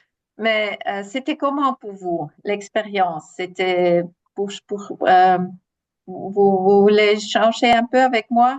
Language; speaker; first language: French; non-native, fluent; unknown